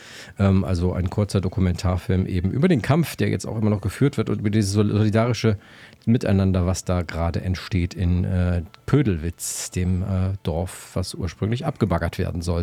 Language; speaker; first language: German; native; German